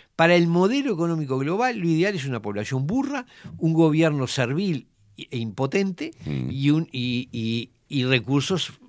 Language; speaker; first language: Spanish; native; Spanish